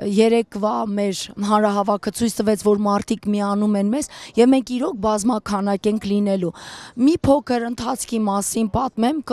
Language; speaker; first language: Armenian; native; Armenian